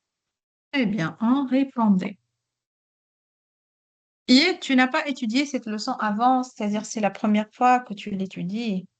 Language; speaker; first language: French; non-native, local second language; Arabic